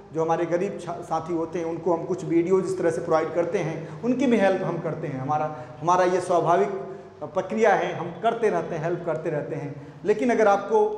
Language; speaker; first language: Hindi; native; Hindi